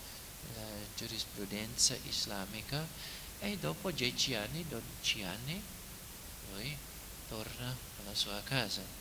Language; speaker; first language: Italian; non-native, fluent; English